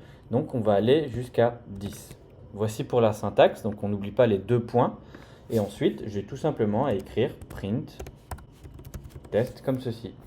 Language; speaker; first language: French; native; French